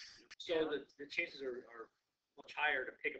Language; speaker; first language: English; native; English